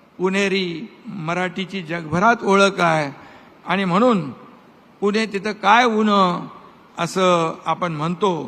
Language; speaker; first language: Marathi; native; Marathi